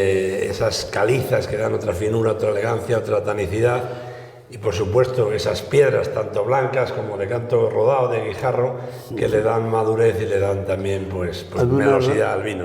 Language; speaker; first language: Spanish; native; Spanish